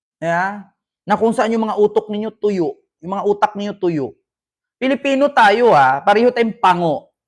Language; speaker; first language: Filipino; native; Filipino